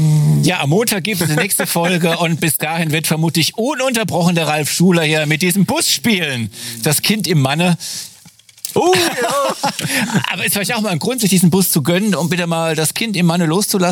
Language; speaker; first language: German; native; German